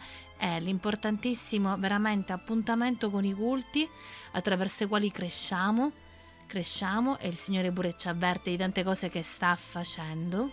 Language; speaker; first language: Italian; native; Italian